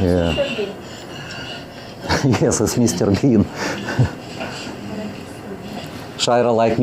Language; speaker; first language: English; non-native, learner; Russian